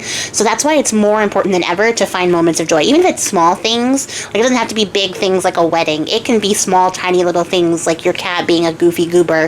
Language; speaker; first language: English; native; English